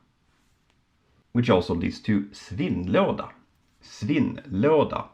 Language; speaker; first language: Swedish; native; Swedish